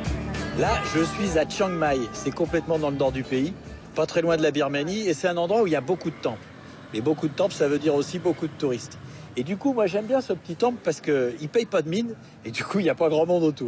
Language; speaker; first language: French; native; French